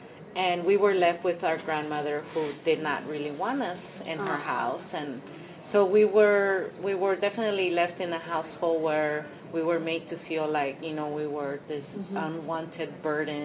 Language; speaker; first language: English; early bilingual, other home language; Spanish